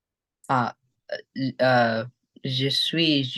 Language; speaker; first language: French; non-native, learner; English